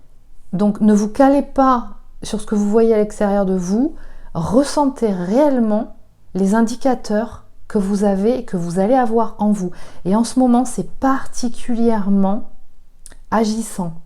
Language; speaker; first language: French; native; French